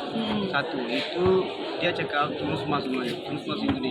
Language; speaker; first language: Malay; non-native, learner; Rohingya